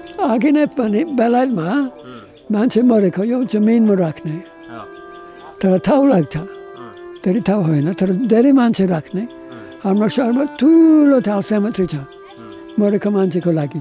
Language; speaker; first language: Nepali; non-native, learner; English